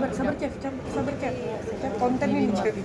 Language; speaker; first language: Indonesian; native; Indonesian